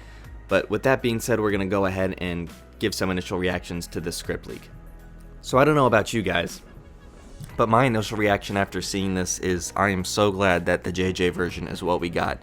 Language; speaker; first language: English; native; English